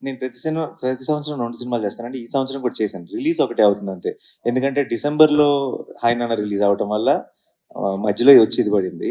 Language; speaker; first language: Telugu; native; Telugu